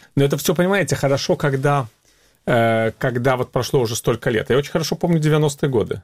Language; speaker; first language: Russian; native; Russian